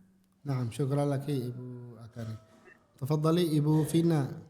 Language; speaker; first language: Arabic; non-native, fluent; Indonesian